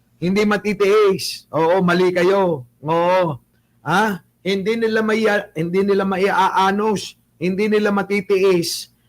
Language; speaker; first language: Filipino; native; Filipino